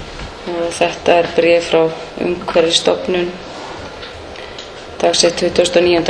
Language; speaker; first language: Icelandic; native; Icelandic